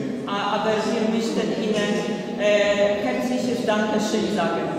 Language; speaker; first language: German; non-native, learner; Polish